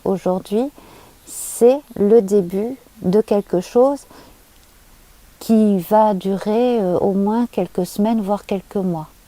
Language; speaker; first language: French; native; French